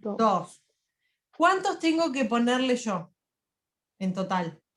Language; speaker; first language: Spanish; native; Spanish